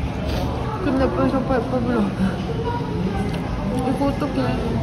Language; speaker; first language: Korean; non-native, learner; Ukrainian